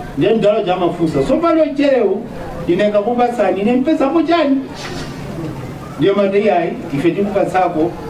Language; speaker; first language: Nyanja; non-native, local second language; Tumbuka